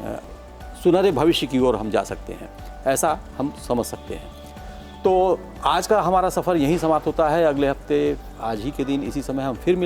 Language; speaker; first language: Hindi; native; Hindi